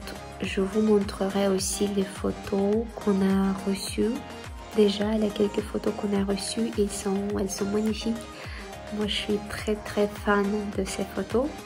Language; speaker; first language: French; non-native, fluent; Russian